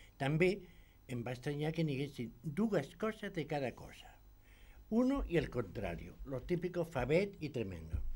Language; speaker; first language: Catalan; non-native, local second language; Spanish